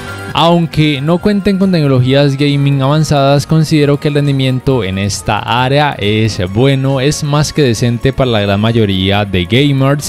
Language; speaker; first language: Spanish; native; Spanish